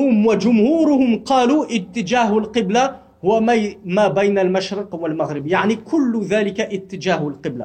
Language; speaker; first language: Arabic; non-native, fluent; French